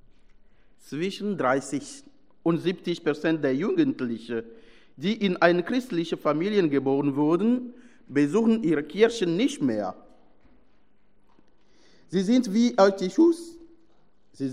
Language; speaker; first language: German; non-native, fluent; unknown